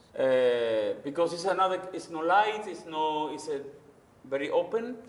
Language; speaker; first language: English; non-native, learner; Spanish